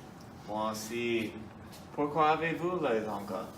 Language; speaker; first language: French; non-native, learner; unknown